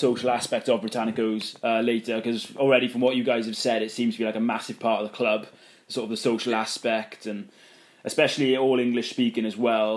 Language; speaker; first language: English; native; English